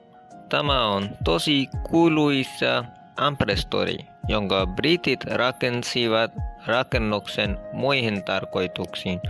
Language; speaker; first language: Finnish; non-native, learner; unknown